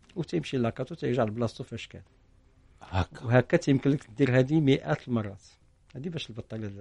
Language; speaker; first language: Arabic; native; Arabic